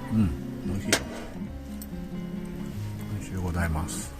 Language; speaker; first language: Japanese; native; Japanese